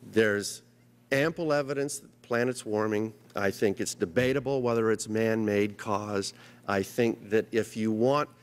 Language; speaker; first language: English; native; English